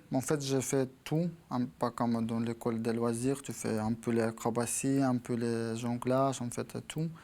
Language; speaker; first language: French; non-native, fluent; Ukrainian